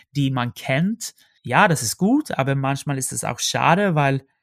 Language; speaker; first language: German; non-native, fluent; Swedish